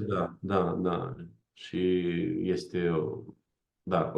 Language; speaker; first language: Romanian; non-native, learner; Ukrainian